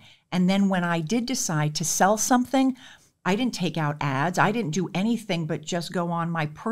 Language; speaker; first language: English; native; English